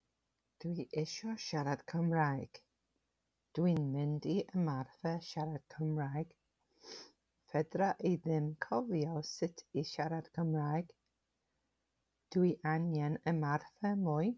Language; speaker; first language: Welsh; non-native, learner; English